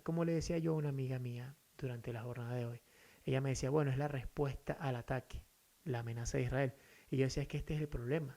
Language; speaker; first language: Spanish; native; Spanish